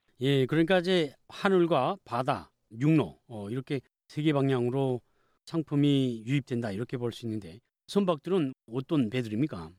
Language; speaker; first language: Korean; native; Korean